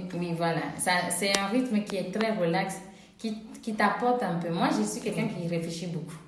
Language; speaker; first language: French; non-native, local second language; Ewe